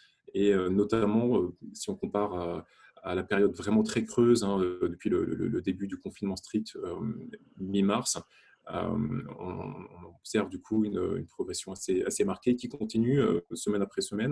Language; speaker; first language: French; native; French